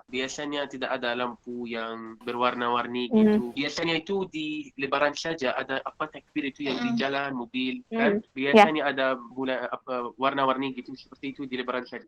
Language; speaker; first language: Indonesian; non-native, fluent; Arabic